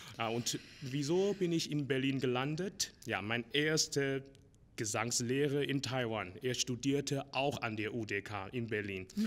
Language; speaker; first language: German; non-native, learner; Chinese